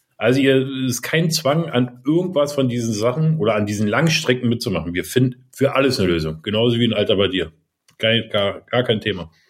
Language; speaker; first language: German; native; German